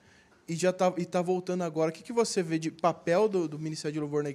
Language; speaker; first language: Portuguese; native; Portuguese